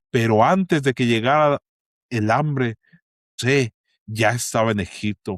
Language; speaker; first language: Spanish; native; Spanish